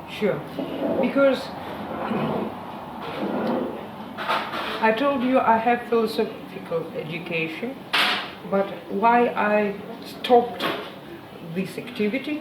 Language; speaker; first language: English; non-native, learner; Ukrainian